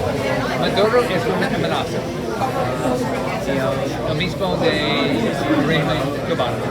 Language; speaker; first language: Spanish; non-native, learner; English